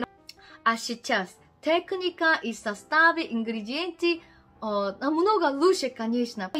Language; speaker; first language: Russian; non-native, learner; Korean